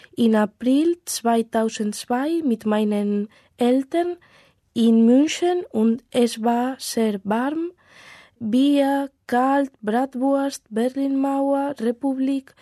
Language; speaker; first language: German; non-native, learner; Spanish